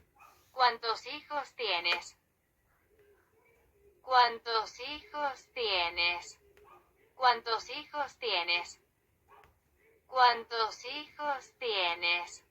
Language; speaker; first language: Spanish; non-native, learner; Haitian Creole